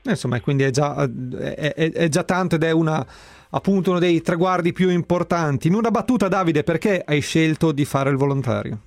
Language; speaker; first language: Italian; native; Italian